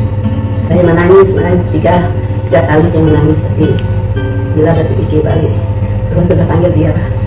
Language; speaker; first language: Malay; non-native, local second language; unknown